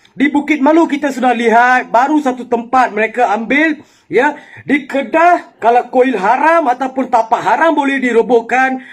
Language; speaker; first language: Malay; non-native, local second language; Tamil